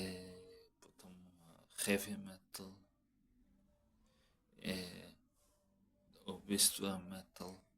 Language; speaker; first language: Russian; non-native, learner; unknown